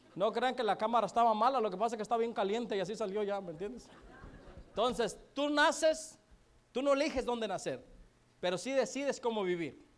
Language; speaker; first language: Spanish; native; Spanish